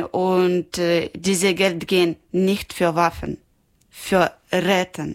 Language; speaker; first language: German; non-native, learner; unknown